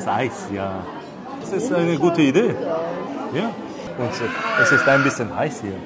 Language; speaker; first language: German; non-native, fluent; Korean